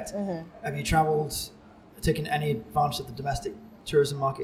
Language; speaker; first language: English; native; English